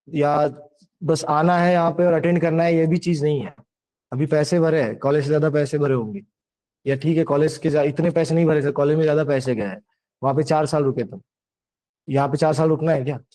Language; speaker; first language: Hindi; non-native, local second language; Marathi